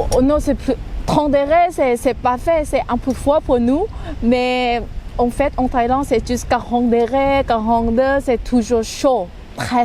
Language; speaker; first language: French; non-native, learner; Thai